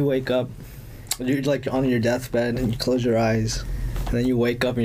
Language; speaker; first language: English; early bilingual, other home language; Spanish